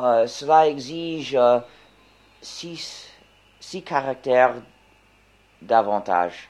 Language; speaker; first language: French; non-native, fluent; English